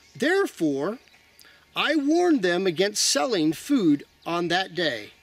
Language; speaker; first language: English; native; English